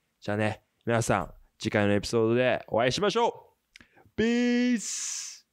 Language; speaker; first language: Japanese; native; Japanese